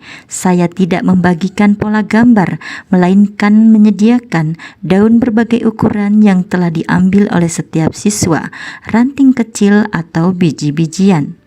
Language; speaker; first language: Indonesian; native; Indonesian